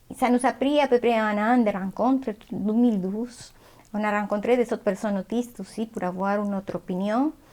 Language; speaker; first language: French; non-native, fluent; Spanish